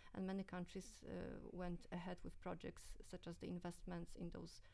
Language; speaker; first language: English; non-native, fluent; Polish